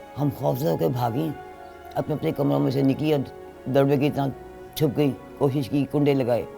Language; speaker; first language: Urdu; native; Urdu